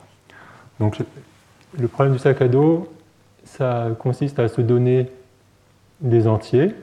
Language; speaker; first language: French; native; French